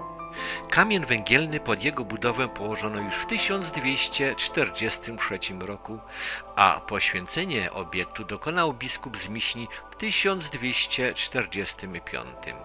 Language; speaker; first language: Polish; native; Polish